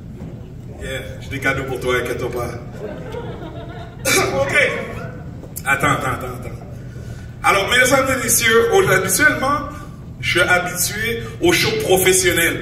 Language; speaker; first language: French; native; French